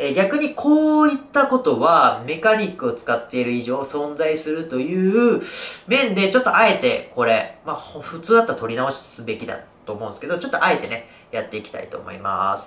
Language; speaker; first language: Japanese; native; Japanese